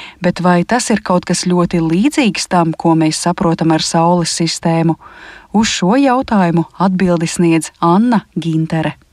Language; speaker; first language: Latvian; native; Latvian